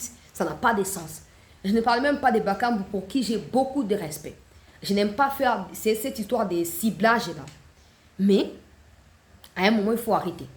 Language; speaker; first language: French; non-native, local second language; Lingala